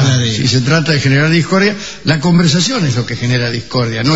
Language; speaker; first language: Spanish; native; Spanish